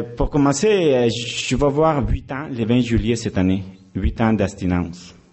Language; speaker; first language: French; non-native, fluent; Spanish